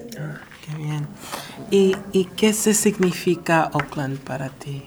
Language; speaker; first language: Spanish; early bilingual, heritage; Spanish